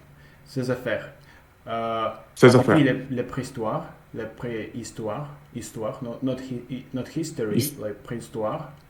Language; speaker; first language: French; non-native, learner; Russian